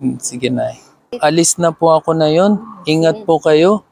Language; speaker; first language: Filipino; non-native, learner; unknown